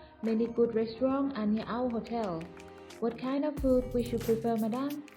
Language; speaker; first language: English; non-native, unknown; Thai